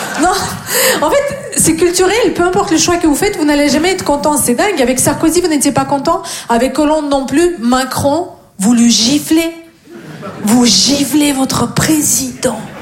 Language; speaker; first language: French; non-native, fluent; Russian